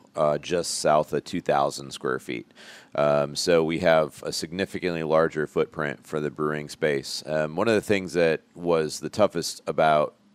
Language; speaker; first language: English; native; English